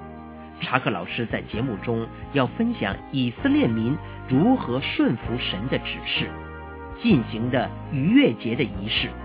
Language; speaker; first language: Chinese; native; Chinese